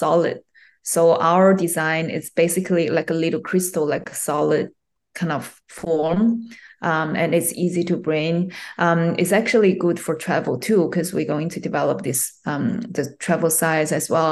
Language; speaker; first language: English; non-native, fluent; Chinese